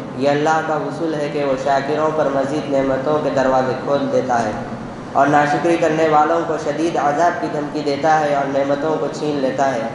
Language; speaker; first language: Urdu; native; Urdu